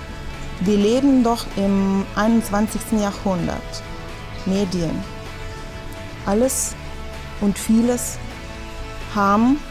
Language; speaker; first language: German; non-native, fluent; Lithuanian